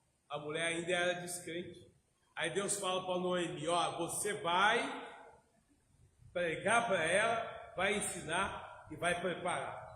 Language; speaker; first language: Portuguese; native; Portuguese